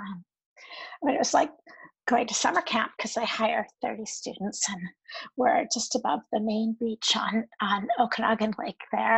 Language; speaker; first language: English; native; English